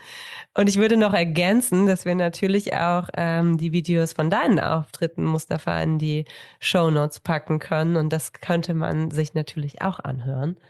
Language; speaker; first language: German; native; German